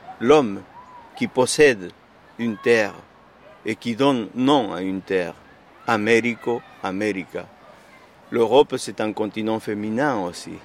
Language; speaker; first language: French; non-native, fluent; Spanish